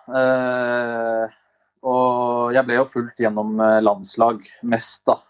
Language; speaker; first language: Norwegian; early bilingual, other home language; Albanian